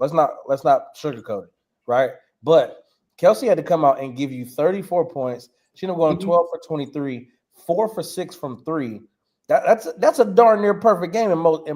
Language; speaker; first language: English; native; English